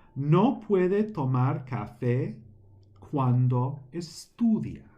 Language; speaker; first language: Spanish; non-native, fluent; English